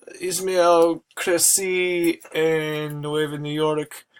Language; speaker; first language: Spanish; non-native, learner; English